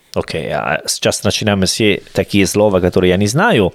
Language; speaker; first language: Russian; non-native, learner; Italian